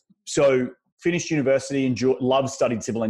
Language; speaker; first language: English; native; English